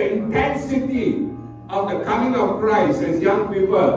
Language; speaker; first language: English; non-native, local second language; Tamil